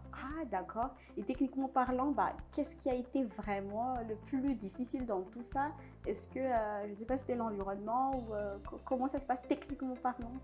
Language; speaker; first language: French; non-native, local second language; Malagasy